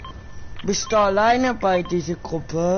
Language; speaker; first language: German; non-native, learner; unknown